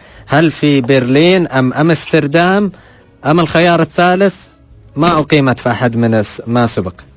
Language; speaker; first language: Arabic; native; Arabic